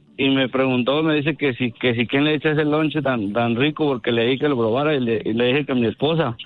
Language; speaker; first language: Spanish; native; Spanish